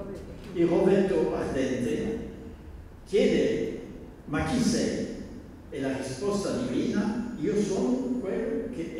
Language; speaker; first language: Italian; non-native, fluent; Dutch